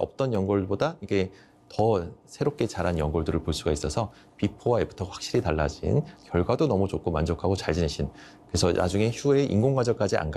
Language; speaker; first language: Korean; native; Korean